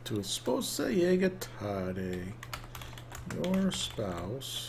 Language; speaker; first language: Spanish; non-native, learner; English